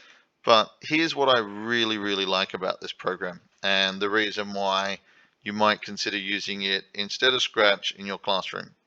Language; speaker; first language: English; native; English